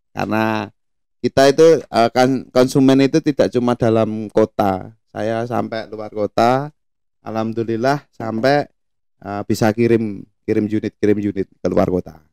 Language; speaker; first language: Indonesian; non-native, local second language; Javanese